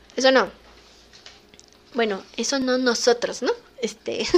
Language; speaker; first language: Spanish; native; Spanish